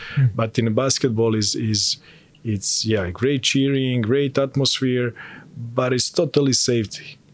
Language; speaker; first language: English; non-native, fluent; Serbian